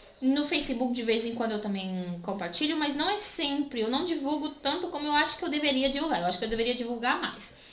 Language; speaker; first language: Portuguese; native; Portuguese